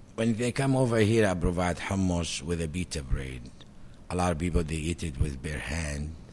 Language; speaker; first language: English; non-native, fluent; Arabic